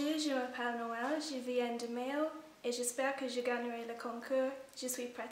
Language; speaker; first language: French; non-native, learner; English